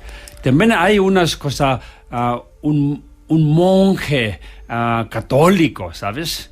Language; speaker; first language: Spanish; non-native, learner; Tibetan